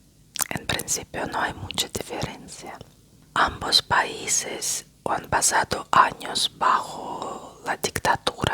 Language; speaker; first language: Spanish; non-native, fluent; Russian